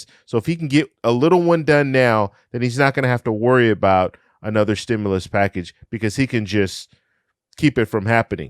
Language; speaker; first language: English; native; English